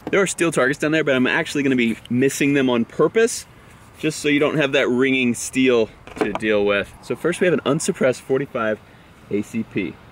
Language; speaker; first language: English; native; English